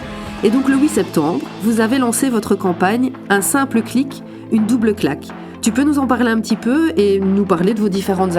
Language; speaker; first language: French; native; French